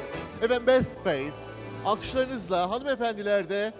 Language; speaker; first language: Turkish; native; Turkish